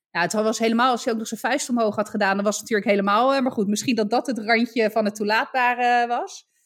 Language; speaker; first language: Dutch; native; Dutch